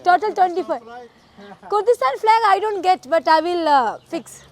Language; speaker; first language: English; non-native, local second language; Malayalam